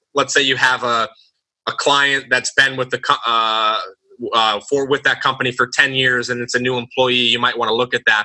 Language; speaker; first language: English; native; English